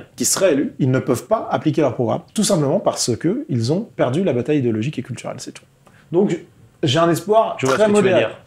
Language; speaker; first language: French; native; French